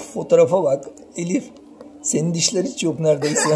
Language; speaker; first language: Turkish; native; Turkish